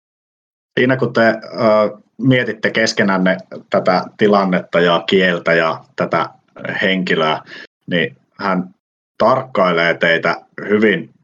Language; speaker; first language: Finnish; native; Finnish